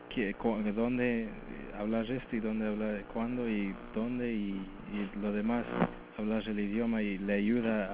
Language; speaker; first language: Spanish; early bilingual, other home language; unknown